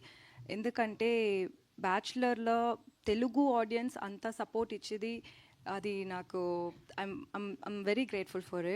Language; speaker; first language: Telugu; non-native, learner; Tamil